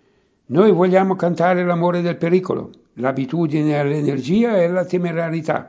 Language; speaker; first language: Italian; native; Italian